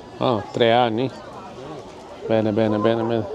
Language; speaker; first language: Italian; non-native, learner; Malayalam